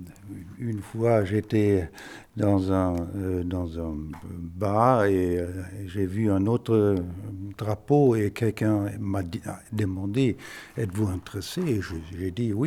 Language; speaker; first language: French; non-native, fluent; German